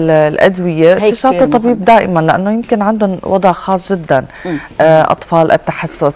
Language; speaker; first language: Arabic; native; Arabic